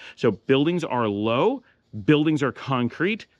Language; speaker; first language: English; native; English